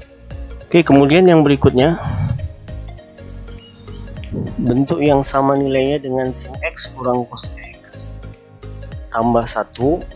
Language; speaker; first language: Indonesian; native; Indonesian